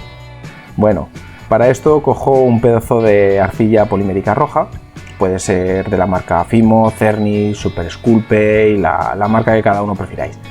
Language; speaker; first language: Spanish; native; Spanish